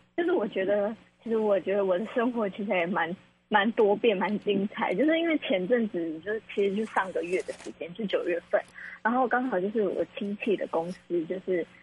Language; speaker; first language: Chinese; native; Chinese